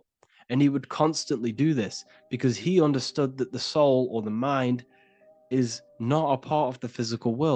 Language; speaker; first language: English; native; English